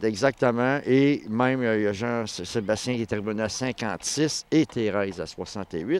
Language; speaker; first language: French; native; French